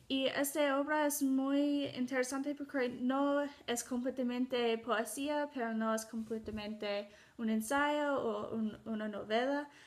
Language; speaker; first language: Spanish; non-native, learner; English